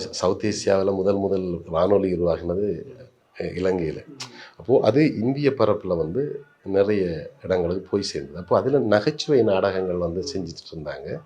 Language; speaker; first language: Tamil; native; Tamil